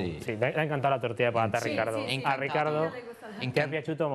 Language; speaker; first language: Italian; non-native, learner; Spanish